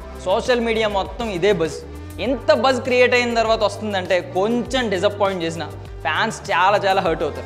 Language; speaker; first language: Telugu; native; Telugu